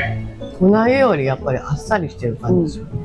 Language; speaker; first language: Japanese; native; Japanese